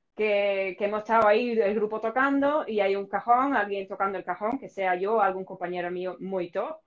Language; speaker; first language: Spanish; non-native, fluent; English